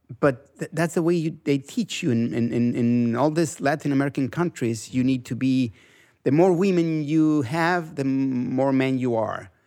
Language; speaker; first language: English; non-native, fluent; Spanish